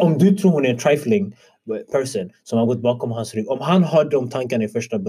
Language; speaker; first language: Swedish; early bilingual, other home language; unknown